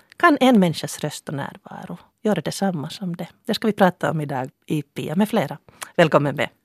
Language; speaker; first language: Swedish; native; Swedish